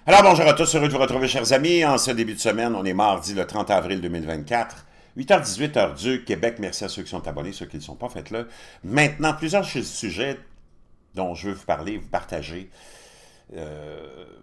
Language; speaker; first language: French; native; French